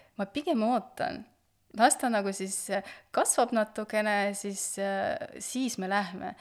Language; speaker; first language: Estonian; non-native, local second language; Russian